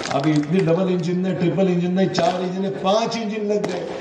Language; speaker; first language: Hindi; non-native, local second language; Marathi